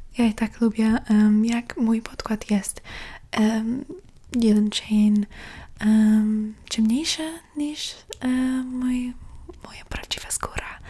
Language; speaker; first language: Polish; early bilingual, heritage; Polish